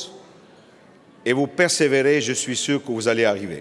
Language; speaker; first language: French; non-native, local second language; Arabic